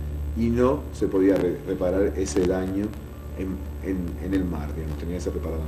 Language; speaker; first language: Spanish; native; Spanish